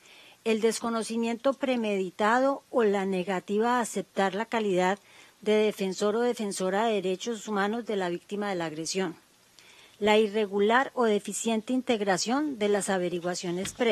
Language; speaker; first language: Spanish; native; Spanish